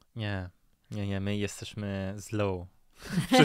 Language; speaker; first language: Polish; non-native, fluent; Italian